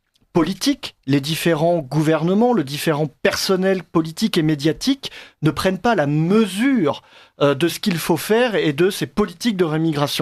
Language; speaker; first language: French; native; French